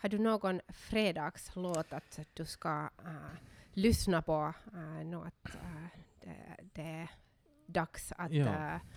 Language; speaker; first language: Swedish; non-native, local second language; Finnish